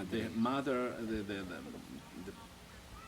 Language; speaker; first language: English; non-native, learner; Italian